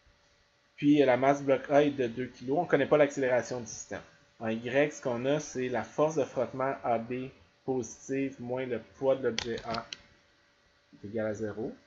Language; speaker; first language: French; native; French